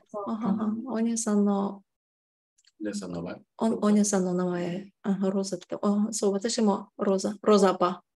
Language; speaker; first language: Japanese; non-native, fluent; Tatar